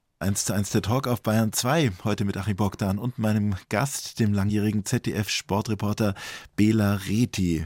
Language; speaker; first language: German; native; German